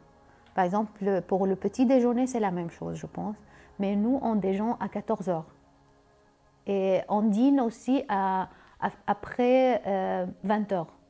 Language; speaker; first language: French; non-native, learner; Arabic